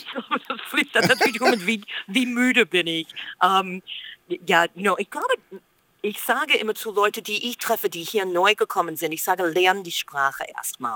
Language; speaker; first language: German; non-native, fluent; English